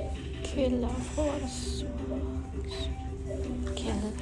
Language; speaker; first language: French; non-native, learner; Ukrainian